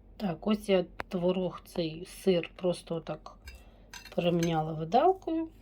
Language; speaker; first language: Ukrainian; native; Ukrainian